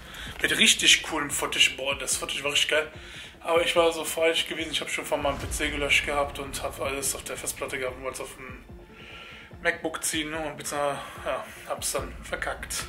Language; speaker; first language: German; native; German